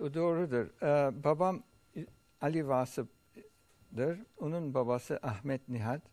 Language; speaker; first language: Turkish; early bilingual, heritage; Turkish